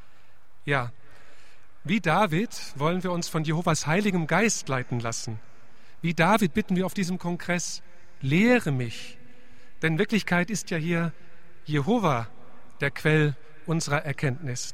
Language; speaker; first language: German; native; German